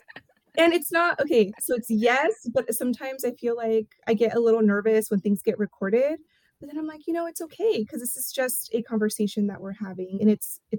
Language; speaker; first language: English; early bilingual, other home language; Spanish